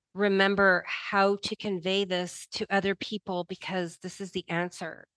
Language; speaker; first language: English; native; English